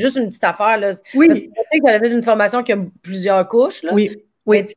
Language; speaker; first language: French; native; French